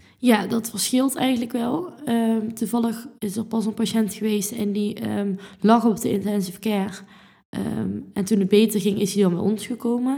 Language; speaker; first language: Dutch; native; Dutch